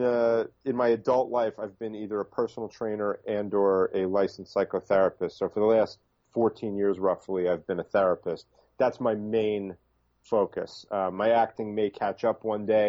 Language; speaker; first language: English; native; English